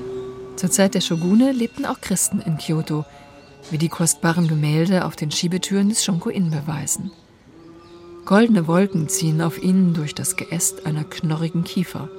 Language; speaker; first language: German; native; German